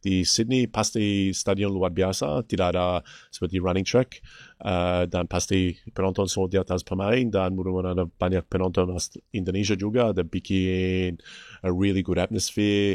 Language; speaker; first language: Indonesian; non-native, fluent; English